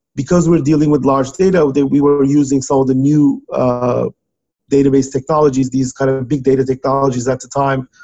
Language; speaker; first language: English; non-native, fluent; Turkish